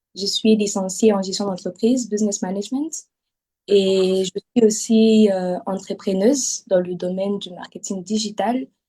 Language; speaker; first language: French; non-native, local second language; Lingala